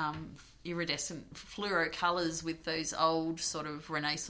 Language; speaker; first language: English; native; English